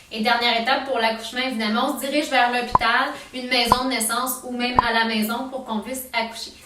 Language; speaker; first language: French; native; French